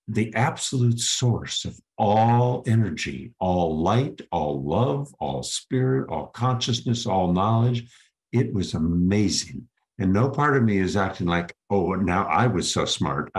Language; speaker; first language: English; native; English